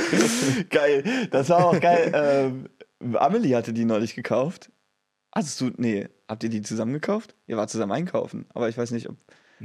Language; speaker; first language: German; native; German